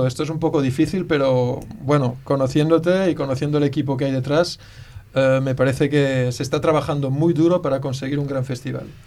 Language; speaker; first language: Spanish; native; Spanish